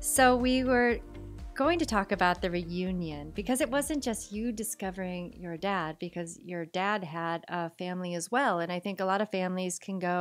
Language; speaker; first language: English; native; English